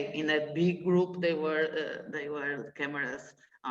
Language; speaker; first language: English; non-native, learner; Portuguese